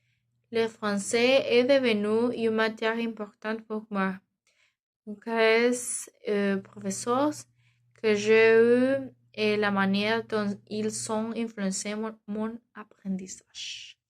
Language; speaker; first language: French; non-native, learner; Spanish